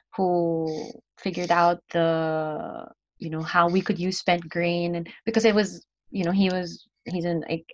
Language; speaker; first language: English; non-native, local second language; Filipino